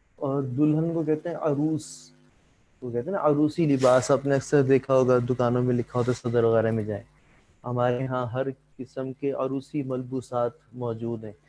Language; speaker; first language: Urdu; native; Urdu